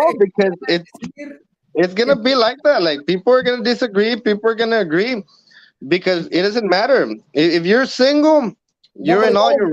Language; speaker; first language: English; early bilingual, other home language; Spanish